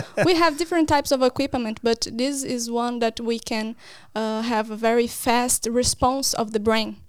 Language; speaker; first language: English; non-native, fluent; Portuguese